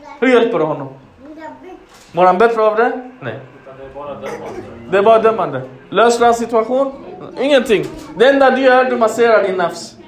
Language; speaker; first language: Swedish; non-native, fluent; Arabic